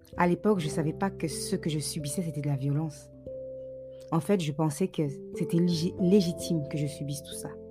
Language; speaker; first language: French; native; French